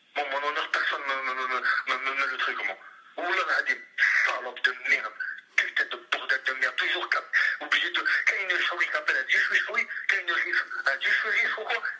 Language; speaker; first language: French; early bilingual, other home language; Kabyle